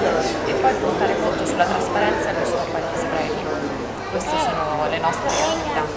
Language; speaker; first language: Italian; native; Italian